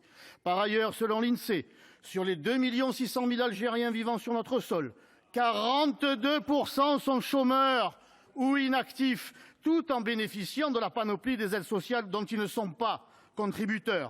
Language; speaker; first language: French; native; French